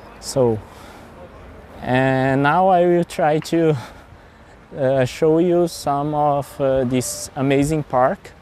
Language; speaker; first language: English; non-native, fluent; Portuguese